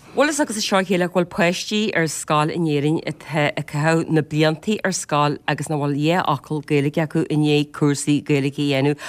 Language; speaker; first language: Irish; native; Irish